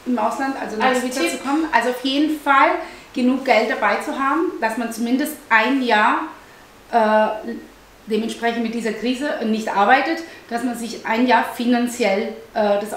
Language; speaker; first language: German; early bilingual, other home language; Italian